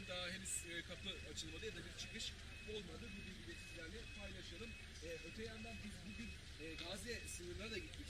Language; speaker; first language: Turkish; native; Turkish